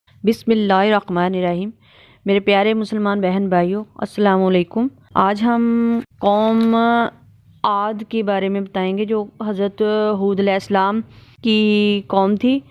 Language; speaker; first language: Urdu; native; Urdu